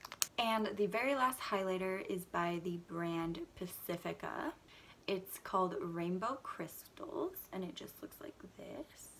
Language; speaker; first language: English; native; English